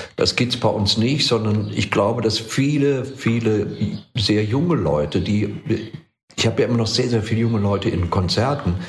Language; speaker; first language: German; non-native, fluent; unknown